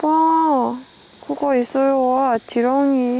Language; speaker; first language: Korean; non-native, learner; Thai